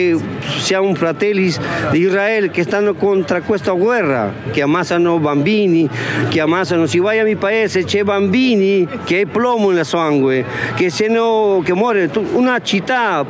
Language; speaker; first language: Italian; non-native, learner; Spanish